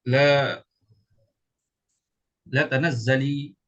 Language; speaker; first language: Arabic; non-native, learner; Indonesian